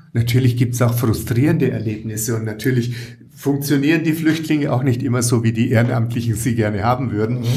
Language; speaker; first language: German; native; German